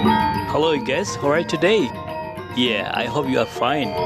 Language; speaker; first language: English; non-native, learner; Indonesian